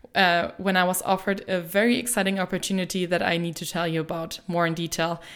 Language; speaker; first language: English; non-native, fluent; German